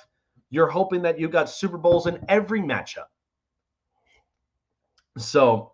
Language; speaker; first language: English; native; English